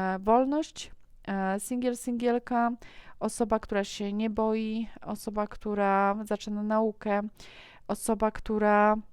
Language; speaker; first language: Polish; native; Polish